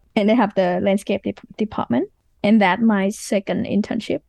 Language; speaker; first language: English; non-native, fluent; Vietnamese